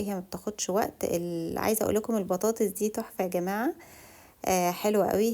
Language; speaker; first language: Arabic; native; Arabic